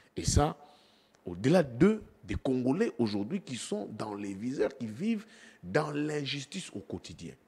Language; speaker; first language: French; non-native, local second language; Lingala